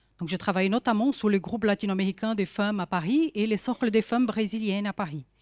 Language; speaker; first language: French; non-native, fluent; Portuguese